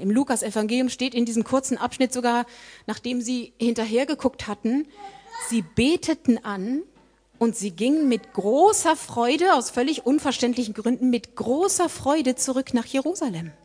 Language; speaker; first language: German; native; German